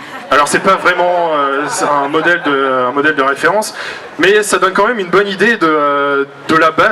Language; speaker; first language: French; native; French